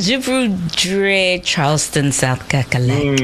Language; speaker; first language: French; non-native, learner; English